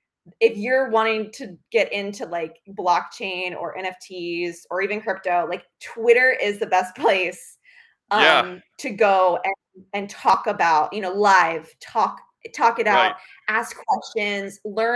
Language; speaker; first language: English; native; English